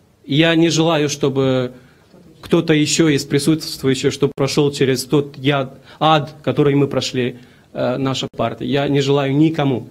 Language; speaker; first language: Russian; non-native, local second language; Romanian